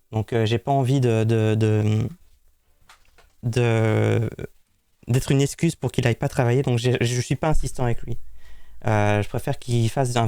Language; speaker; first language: French; native; French